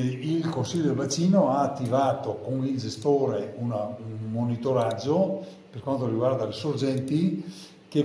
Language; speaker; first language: Italian; native; Italian